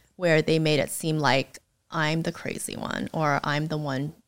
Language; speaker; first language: English; native; English